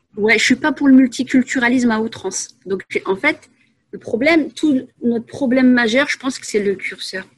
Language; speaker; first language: French; native; French